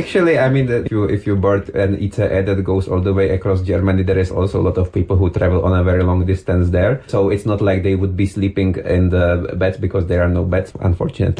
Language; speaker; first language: English; non-native, fluent; German